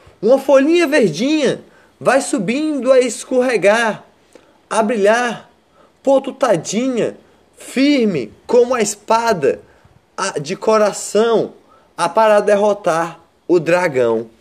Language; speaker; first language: Portuguese; native; Portuguese